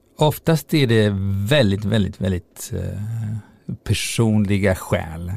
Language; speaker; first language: Swedish; non-native, fluent; Italian